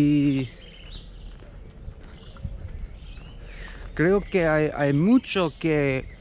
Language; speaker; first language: Spanish; non-native, learner; English